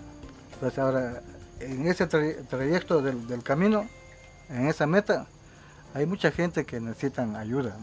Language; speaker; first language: Spanish; non-native, local second language; Quechua